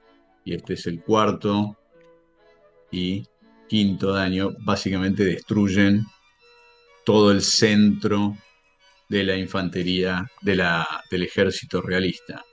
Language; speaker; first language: Spanish; native; Spanish